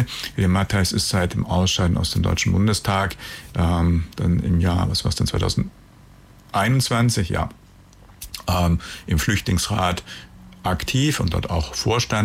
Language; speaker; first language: German; native; German